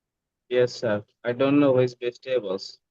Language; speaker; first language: English; non-native, learner; Bangla